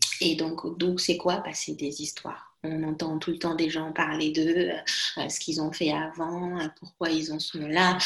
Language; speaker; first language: French; non-native, local second language; Lingala